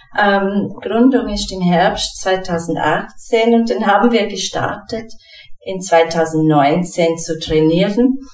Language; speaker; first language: German; non-native, fluent; English